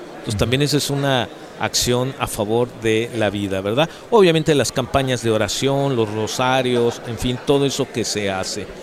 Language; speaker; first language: Spanish; native; Spanish